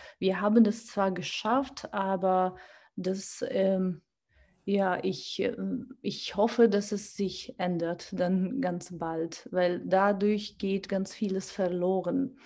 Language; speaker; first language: German; non-native, fluent; Georgian